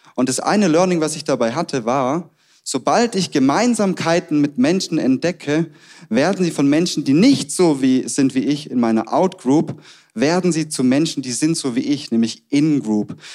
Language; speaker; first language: German; native; German